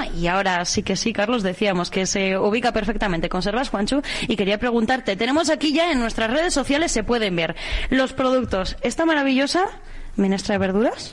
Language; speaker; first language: Spanish; native; Spanish